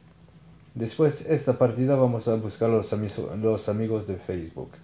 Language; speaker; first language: Spanish; non-native, learner; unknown